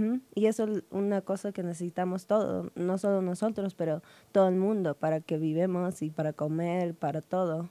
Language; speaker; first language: Spanish; early bilingual, heritage; Spanish